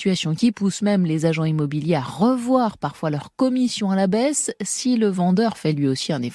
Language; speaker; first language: French; native; French